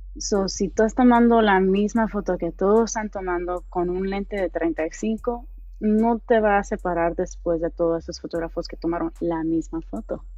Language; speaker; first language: Spanish; early bilingual, heritage; Spanish